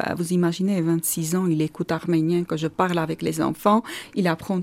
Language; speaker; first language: French; non-native, fluent; Armenian